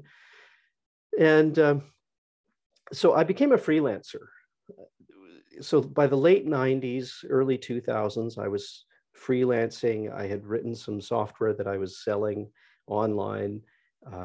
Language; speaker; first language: English; native; English